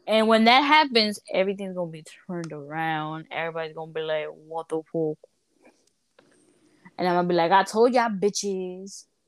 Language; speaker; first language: English; early bilingual, other home language; Spanish